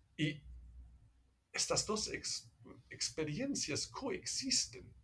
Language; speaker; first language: Spanish; non-native, fluent; German